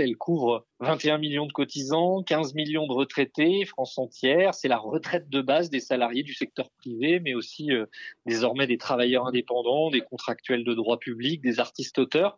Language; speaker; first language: French; native; French